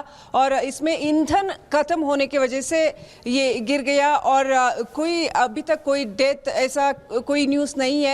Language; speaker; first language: Hindi; non-native, local second language; Kannada